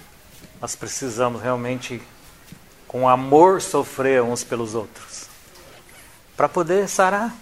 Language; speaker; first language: Portuguese; native; Portuguese